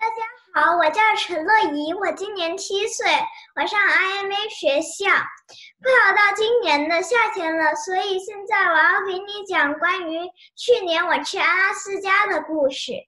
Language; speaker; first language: Chinese; early bilingual, heritage; Chinese